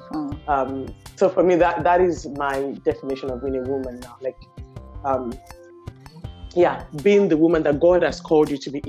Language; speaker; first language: English; non-native, local second language; Yoruba